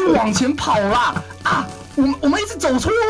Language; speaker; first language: Chinese; native; Chinese